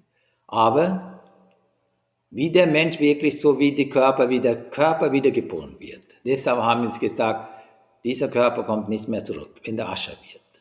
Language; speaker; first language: German; non-native, fluent; Sinhala